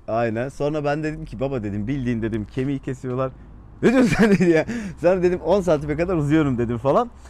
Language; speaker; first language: Turkish; early bilingual, heritage; Turkish